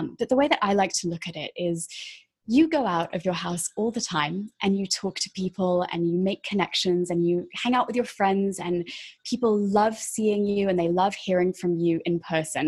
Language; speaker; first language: English; native; English